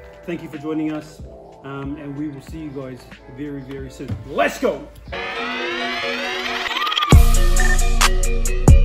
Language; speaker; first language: English; native; English